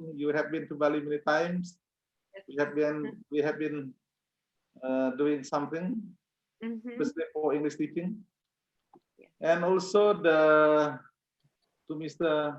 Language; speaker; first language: English; non-native, fluent; Indonesian